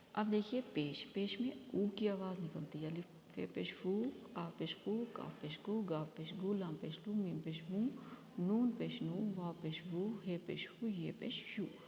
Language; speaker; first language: Hindi; native; Hindi